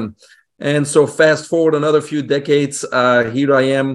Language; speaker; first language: English; non-native, fluent; Dutch